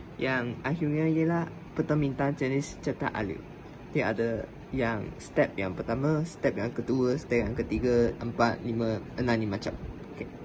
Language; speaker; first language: Malay; non-native, local second language; Chinese